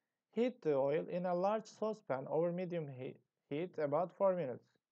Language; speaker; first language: English; non-native, fluent; Turkish